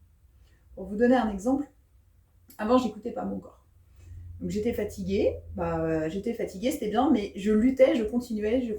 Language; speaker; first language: French; native; French